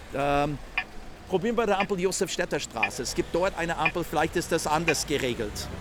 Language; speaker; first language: German; non-native, fluent; English